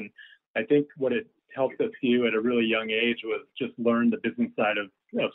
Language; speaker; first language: English; native; English